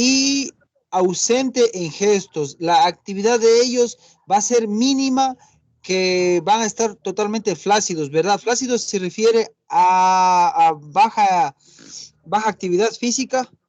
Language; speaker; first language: Spanish; native; Spanish